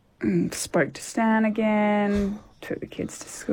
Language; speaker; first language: English; native; English